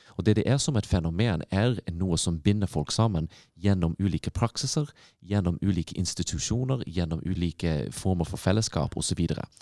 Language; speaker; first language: Norwegian; non-native, fluent; English